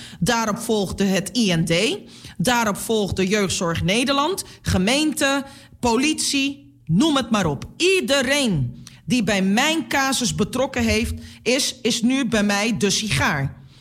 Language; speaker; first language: Dutch; native; Dutch